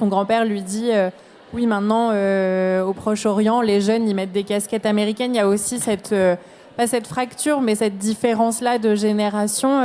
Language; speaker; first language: French; native; French